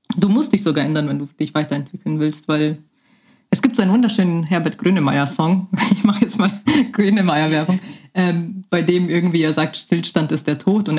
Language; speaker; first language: German; native; German